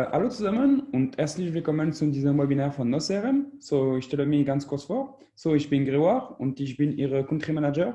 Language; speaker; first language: German; non-native, learner; French